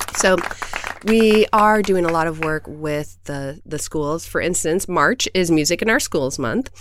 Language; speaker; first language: English; native; English